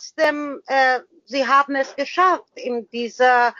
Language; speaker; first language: German; non-native, learner; Persian